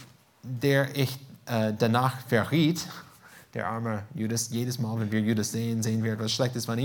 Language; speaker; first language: German; non-native, fluent; English